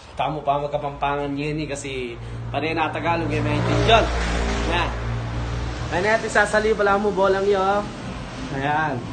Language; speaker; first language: Filipino; non-native, local second language; Pampanga